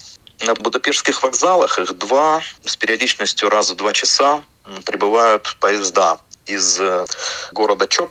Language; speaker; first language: Russian; native; Russian